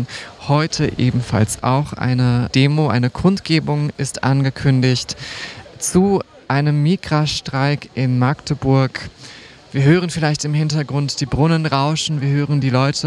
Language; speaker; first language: German; native; German